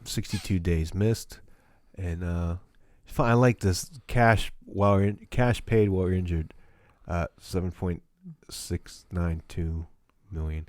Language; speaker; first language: English; native; English